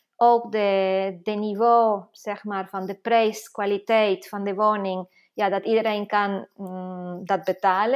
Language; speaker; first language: Dutch; non-native, fluent; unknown